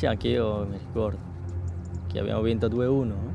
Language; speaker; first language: Italian; non-native, learner; Korean